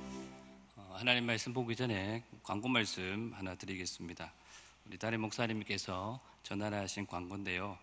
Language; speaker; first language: Korean; native; Korean